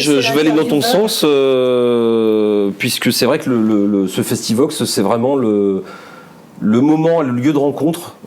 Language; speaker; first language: French; native; French